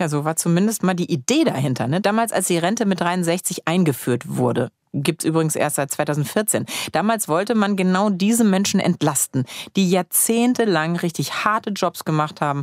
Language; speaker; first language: German; native; German